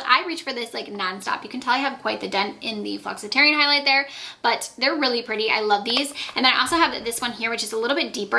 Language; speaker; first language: English; native; English